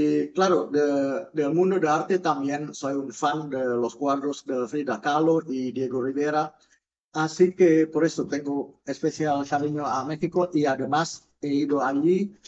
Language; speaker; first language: Spanish; non-native, fluent; Indonesian